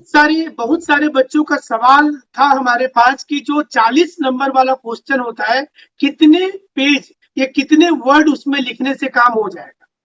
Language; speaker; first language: Hindi; native; Hindi